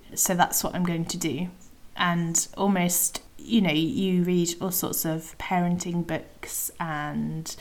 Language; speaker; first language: English; native; English